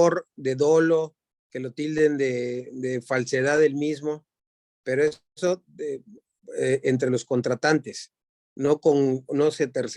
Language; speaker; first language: Spanish; native; Spanish